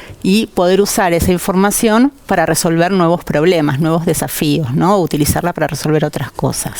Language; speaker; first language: Spanish; native; Spanish